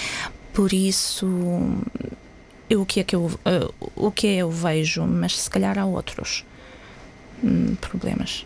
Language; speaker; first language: Portuguese; non-native, fluent; Ukrainian